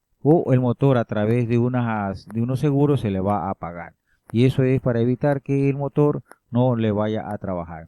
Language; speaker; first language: Spanish; native; Spanish